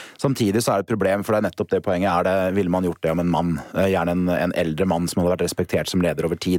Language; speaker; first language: Norwegian; native; Norwegian